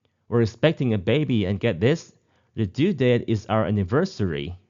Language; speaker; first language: English; non-native, fluent; Thai